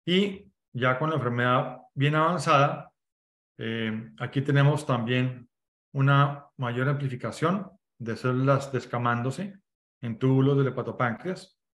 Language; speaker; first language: Spanish; native; Spanish